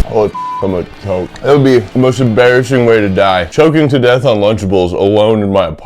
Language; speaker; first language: English; native; English